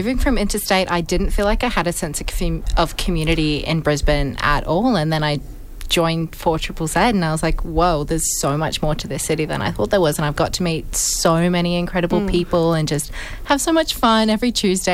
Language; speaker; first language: English; native; English